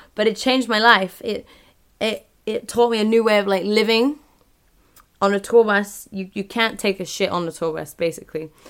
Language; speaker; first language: English; native; English